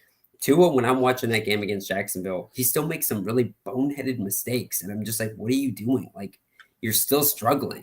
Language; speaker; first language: English; native; English